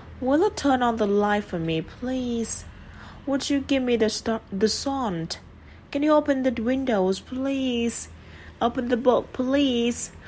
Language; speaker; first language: English; non-native, fluent; Vietnamese